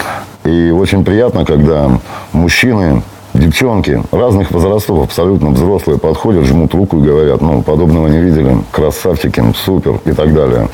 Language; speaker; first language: Russian; native; Russian